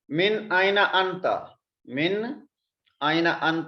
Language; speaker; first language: Arabic; non-native, fluent; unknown